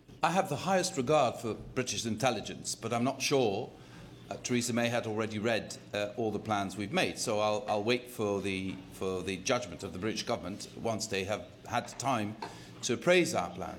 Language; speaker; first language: English; non-native, fluent; Dutch